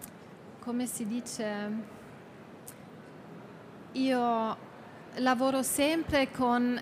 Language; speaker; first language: Italian; non-native, fluent; German